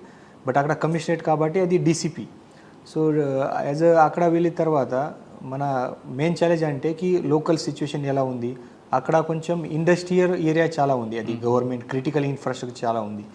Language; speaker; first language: Telugu; non-native, learner; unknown